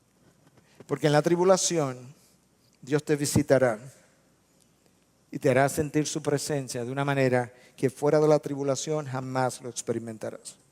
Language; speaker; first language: Spanish; native; Spanish